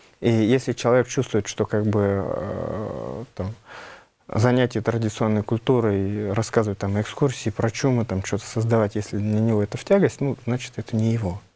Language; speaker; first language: Russian; non-native, local second language; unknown